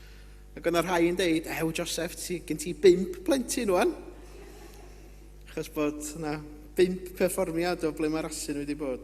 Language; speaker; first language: Welsh; native; Welsh